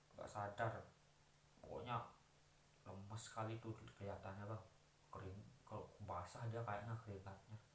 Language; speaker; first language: Indonesian; non-native, local second language; Balinese